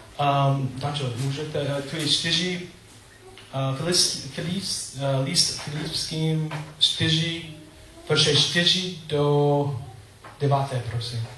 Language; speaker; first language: Czech; non-native, learner; English